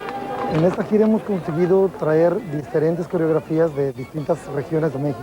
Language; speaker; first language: Spanish; native; Spanish